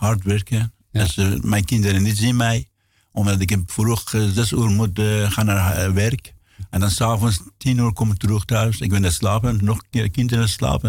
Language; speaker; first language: Dutch; non-native, learner; Persian